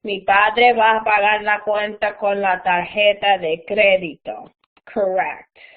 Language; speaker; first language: Spanish; non-native, fluent; English